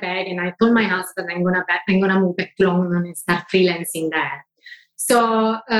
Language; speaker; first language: English; non-native, fluent; Italian